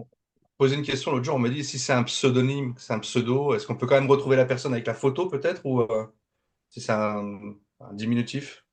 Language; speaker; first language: French; native; French